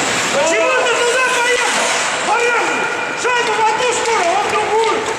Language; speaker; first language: Russian; native; Russian